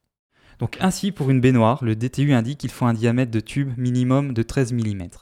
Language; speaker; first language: French; native; French